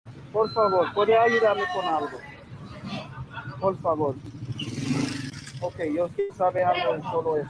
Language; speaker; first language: Spanish; non-native, learner; English